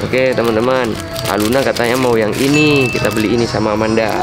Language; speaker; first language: Indonesian; native; Indonesian